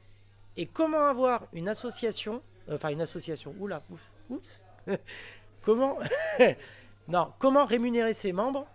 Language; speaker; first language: French; native; French